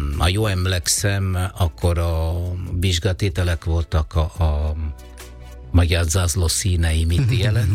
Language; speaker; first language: Hungarian; non-native, fluent; Italian